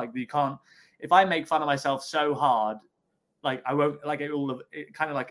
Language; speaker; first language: English; native; English